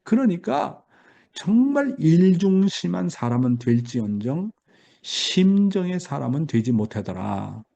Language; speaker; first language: Korean; native; Korean